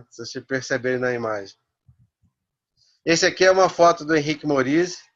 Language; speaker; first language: Portuguese; native; Portuguese